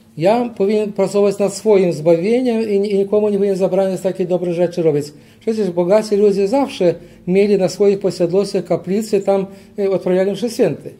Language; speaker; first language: Polish; early bilingual, heritage; Polish